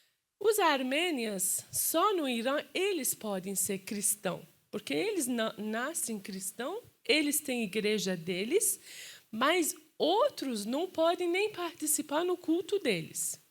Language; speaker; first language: Portuguese; non-native, fluent; Persian